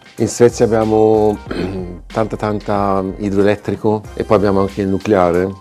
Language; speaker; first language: Italian; non-native, fluent; Swedish